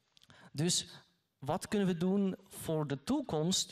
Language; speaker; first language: Dutch; non-native, learner; German